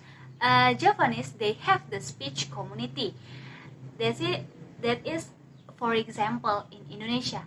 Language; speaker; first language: English; non-native, learner; Indonesian